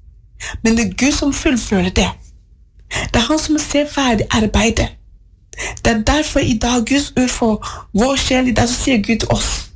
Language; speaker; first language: Norwegian; non-native, learner; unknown